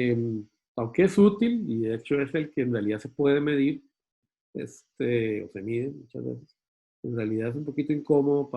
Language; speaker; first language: Spanish; native; Spanish